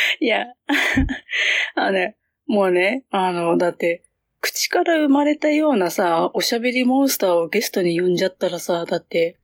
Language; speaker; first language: Japanese; native; Japanese